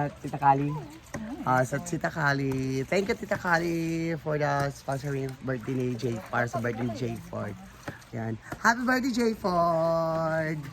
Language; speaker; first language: Filipino; non-native, local second language; Cebuano